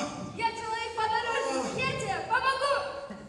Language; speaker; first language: Russian; non-native, local second language; Azerbaijani